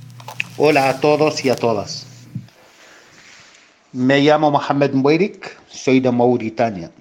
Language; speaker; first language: Spanish; non-native, fluent; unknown